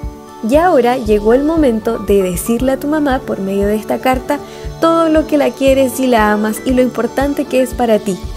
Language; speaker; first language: Spanish; native; Spanish